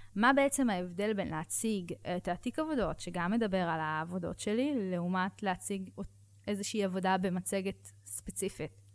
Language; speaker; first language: Hebrew; native; Hebrew